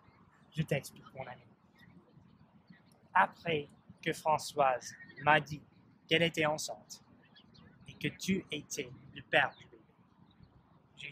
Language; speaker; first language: French; non-native, learner; English